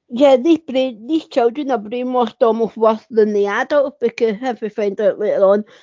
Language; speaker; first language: English; native; English